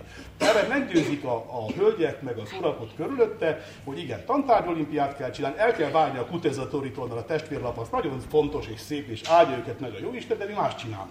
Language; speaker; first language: Hungarian; native; Hungarian